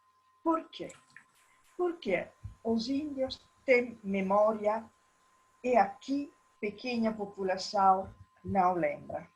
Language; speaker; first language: Portuguese; non-native, learner; Italian